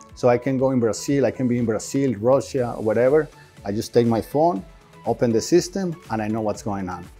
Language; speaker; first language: English; non-native, fluent; Spanish